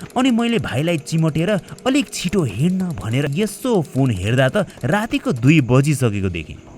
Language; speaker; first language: Nepali; native; Nepali